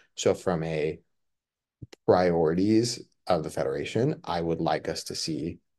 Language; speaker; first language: English; non-native, fluent; Spanish